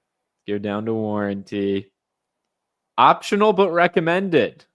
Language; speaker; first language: English; native; English